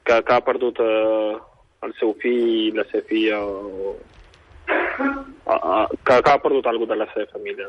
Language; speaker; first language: Catalan; non-native, fluent; Ukrainian